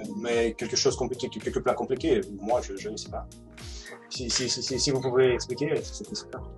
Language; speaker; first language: French; non-native, learner; Russian